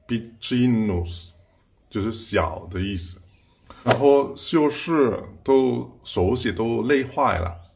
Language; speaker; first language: Chinese; non-native, fluent; Spanish